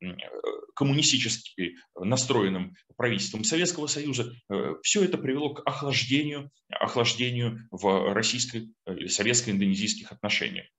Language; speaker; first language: Russian; native; Russian